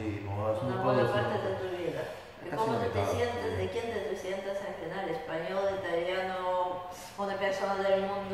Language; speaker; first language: Spanish; non-native, learner; Russian